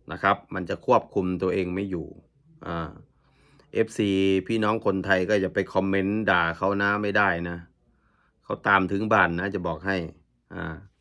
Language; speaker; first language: Thai; native; Thai